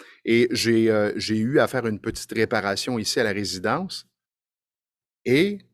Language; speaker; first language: French; native; French